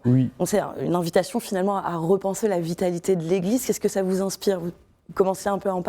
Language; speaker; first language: French; native; French